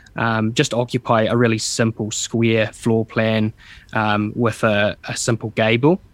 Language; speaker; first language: English; native; English